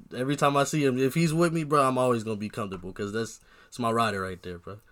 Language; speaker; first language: English; native; English